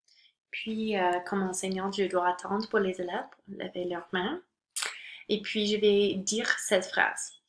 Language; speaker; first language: French; non-native, local second language; English